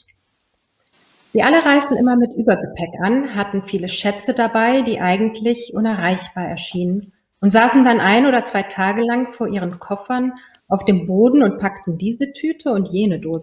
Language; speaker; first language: German; early bilingual, other home language; Persian